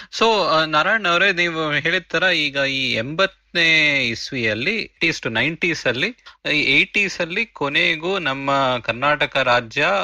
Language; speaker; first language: Kannada; native; Kannada